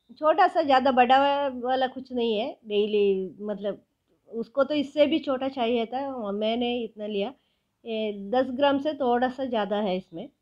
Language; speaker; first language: Hindi; non-native, local second language; Kannada